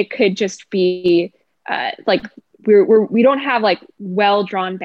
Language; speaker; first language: English; native; English